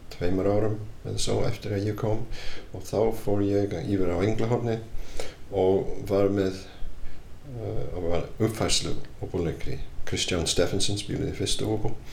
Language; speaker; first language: Icelandic; non-native, fluent; English